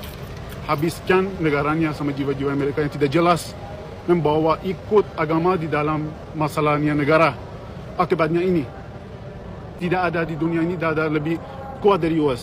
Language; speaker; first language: Indonesian; non-native, learner; Persian